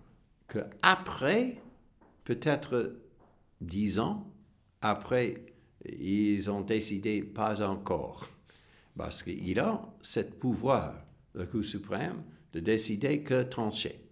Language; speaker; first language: French; non-native, fluent; English